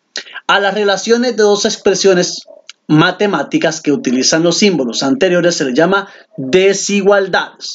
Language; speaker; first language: Spanish; native; Spanish